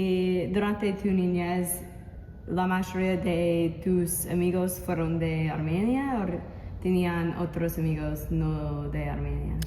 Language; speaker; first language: Spanish; non-native, learner; English